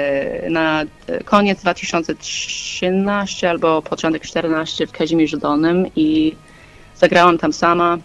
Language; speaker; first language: Polish; non-native, learner; English